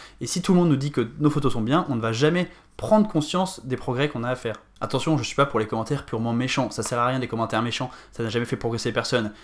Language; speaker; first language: French; native; French